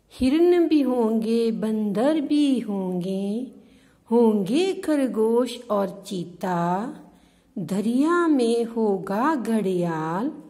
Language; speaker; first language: Hindi; non-native, local second language; Punjabi